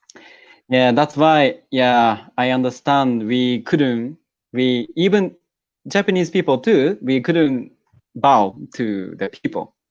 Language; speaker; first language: English; non-native, learner; Japanese